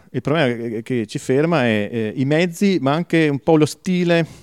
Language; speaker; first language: Italian; native; Italian